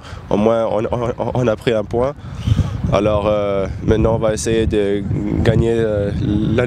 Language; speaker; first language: French; non-native, learner; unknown